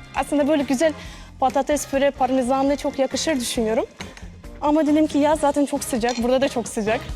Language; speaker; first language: Turkish; non-native, fluent; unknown